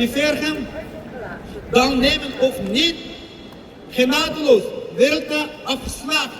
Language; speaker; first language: Dutch; non-native, local second language; Uyghur